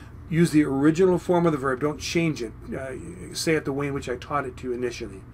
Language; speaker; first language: English; native; English